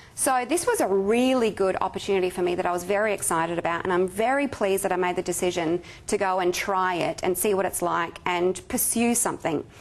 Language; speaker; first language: English; native; English